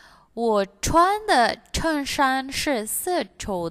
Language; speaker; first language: Chinese; non-native, fluent; Indonesian